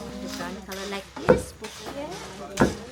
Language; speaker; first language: English; non-native, learner; Indonesian